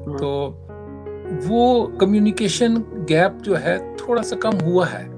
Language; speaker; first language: Urdu; non-native, local second language; Punjabi